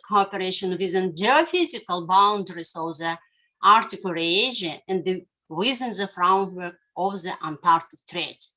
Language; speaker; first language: English; non-native, learner; Russian